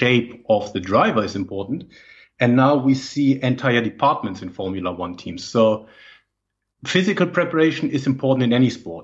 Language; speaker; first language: English; non-native, fluent; German